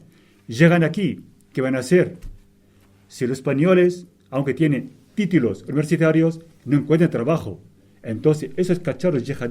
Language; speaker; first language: Spanish; non-native, fluent; Arabic